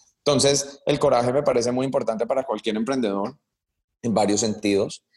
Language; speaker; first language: Spanish; early bilingual, heritage; Spanish